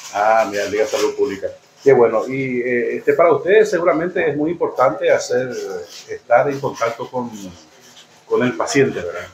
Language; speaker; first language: Spanish; native; Spanish